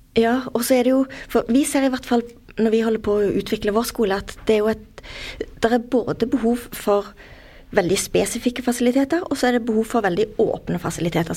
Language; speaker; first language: Norwegian; native; Norwegian